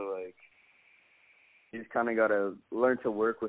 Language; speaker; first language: English; native; English